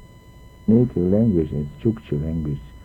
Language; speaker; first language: English; non-native, learner; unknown